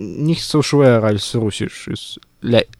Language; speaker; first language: German; non-native, learner; Russian